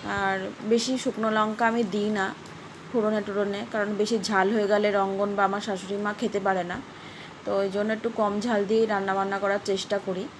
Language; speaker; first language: Bangla; native; Bangla